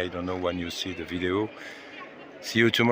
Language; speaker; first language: English; non-native, learner; French